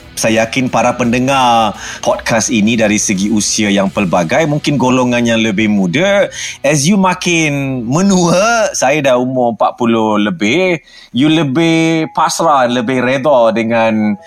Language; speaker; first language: Malay; early bilingual, other home language; German